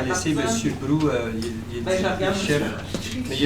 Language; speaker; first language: French; native; French